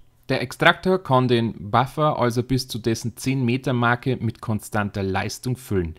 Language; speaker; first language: German; native; German